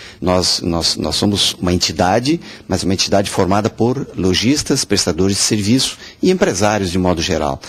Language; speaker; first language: Portuguese; native; Portuguese